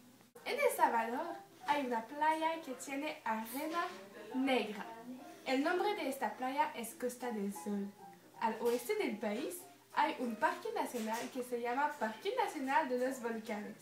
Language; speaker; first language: Spanish; non-native, learner; French